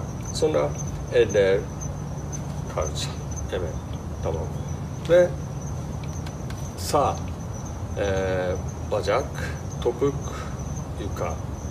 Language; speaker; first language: Turkish; non-native, learner; Japanese